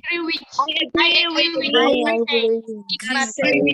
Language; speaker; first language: English; non-native, learner; Indonesian